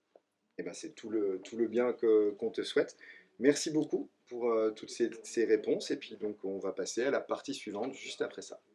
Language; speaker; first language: French; native; French